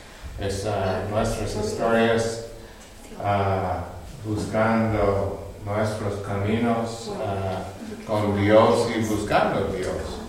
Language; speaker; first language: Spanish; non-native, learner; English